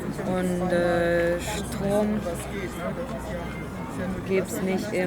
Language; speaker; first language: German; non-native, learner; Ukrainian